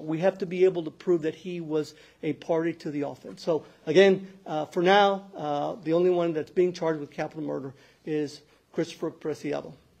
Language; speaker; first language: English; early bilingual, other home language; Spanish